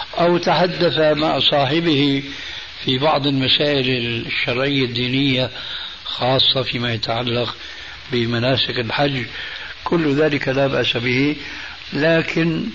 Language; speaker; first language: Arabic; early bilingual, other home language; Albanian